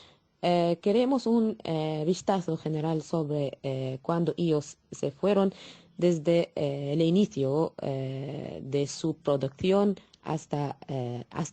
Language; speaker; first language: Spanish; non-native, fluent; Arabic